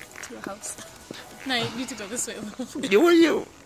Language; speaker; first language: English; native; English